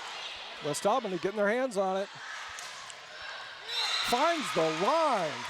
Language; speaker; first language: English; native; English